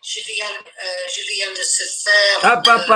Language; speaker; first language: French; non-native, learner; English